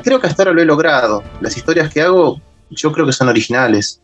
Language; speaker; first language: Spanish; native; Spanish